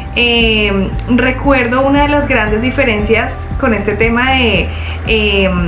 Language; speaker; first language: Spanish; native; Spanish